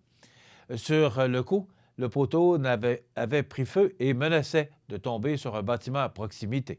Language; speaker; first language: French; native; French